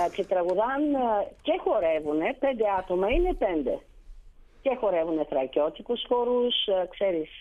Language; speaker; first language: Greek; native; Greek